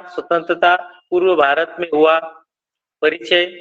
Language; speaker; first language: Hindi; non-native, local second language; Marathi